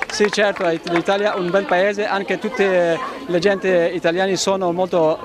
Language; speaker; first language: Italian; non-native, learner; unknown